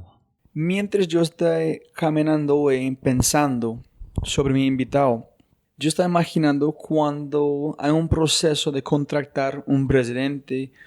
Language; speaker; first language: Spanish; non-native, fluent; English